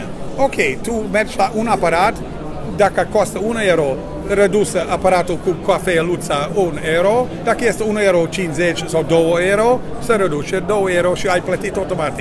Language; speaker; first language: Romanian; non-native, learner; Dutch